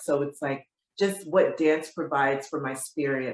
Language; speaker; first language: English; native; English